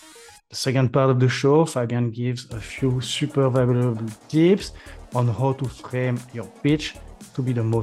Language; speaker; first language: English; non-native, fluent; French